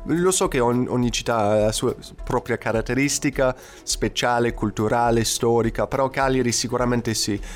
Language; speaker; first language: Italian; non-native, fluent; English